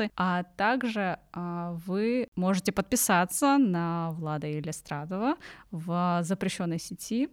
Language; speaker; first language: Russian; native; Russian